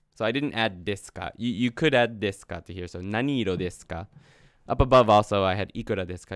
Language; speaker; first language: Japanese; non-native, fluent; English